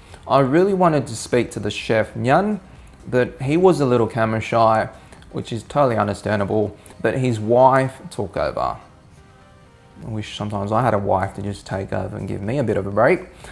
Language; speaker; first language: English; early bilingual, other home language; Vietnamese